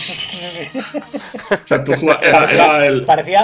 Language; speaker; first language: Spanish; native; Spanish